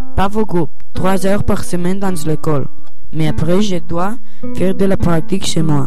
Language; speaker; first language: French; non-native, learner; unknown